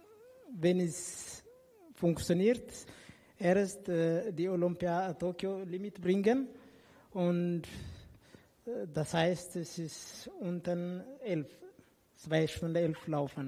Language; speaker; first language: German; non-native, fluent; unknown